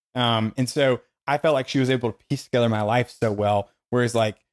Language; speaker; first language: English; native; English